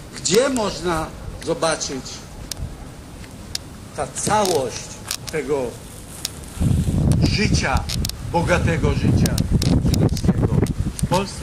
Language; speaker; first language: Polish; non-native, fluent; Hebrew